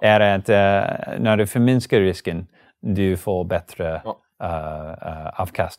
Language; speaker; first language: Swedish; non-native, learner; English